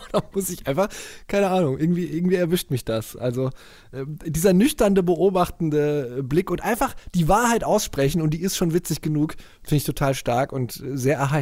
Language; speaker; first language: German; native; German